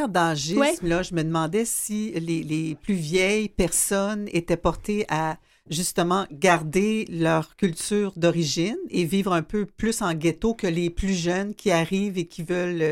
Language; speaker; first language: French; native; French